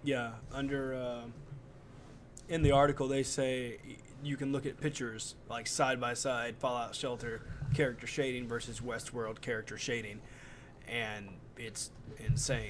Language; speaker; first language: English; native; English